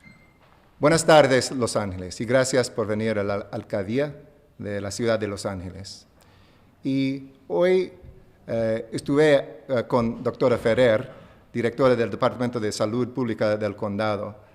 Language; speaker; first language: Spanish; non-native, fluent; English